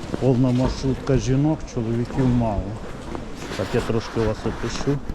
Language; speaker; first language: Ukrainian; native; Ukrainian